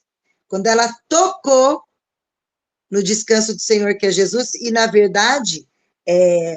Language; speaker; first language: Portuguese; native; Portuguese